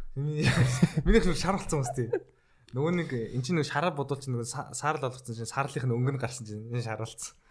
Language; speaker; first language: Mongolian; native; Mongolian